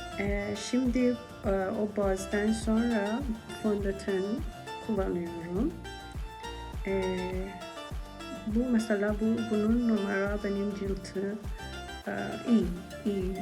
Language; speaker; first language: Turkish; non-native, learner; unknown